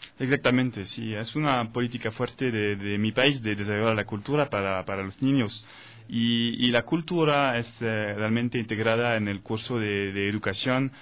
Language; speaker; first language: Spanish; non-native, fluent; French